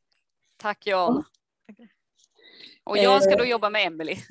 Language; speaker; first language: Swedish; native; Swedish